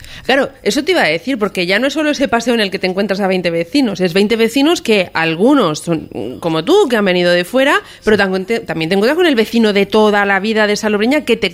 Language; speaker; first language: Spanish; native; Spanish